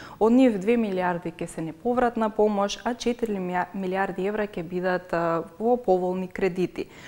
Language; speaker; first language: Macedonian; native; Macedonian